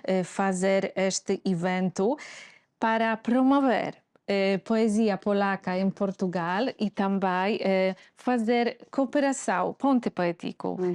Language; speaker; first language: Portuguese; non-native, fluent; Polish